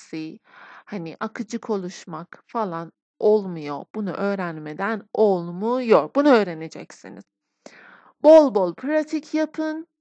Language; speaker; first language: Turkish; non-native, fluent; Persian